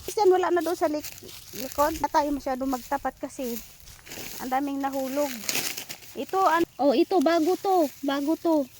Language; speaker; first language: Filipino; non-native, local second language; Cebuano